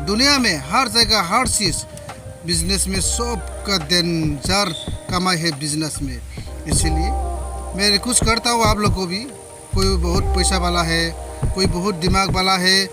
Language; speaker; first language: Hindi; non-native, local second language; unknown